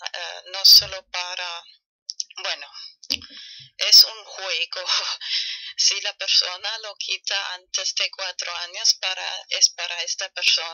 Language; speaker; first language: Spanish; non-native, fluent; German